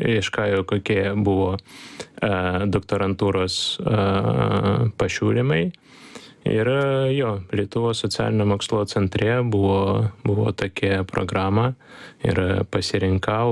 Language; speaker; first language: Lithuanian; non-native, learner; Ukrainian